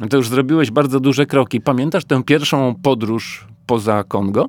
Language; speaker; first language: Polish; native; Polish